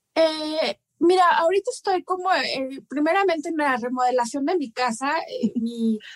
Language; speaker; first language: Spanish; native; Spanish